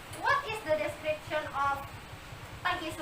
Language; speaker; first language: English; non-native, fluent; Indonesian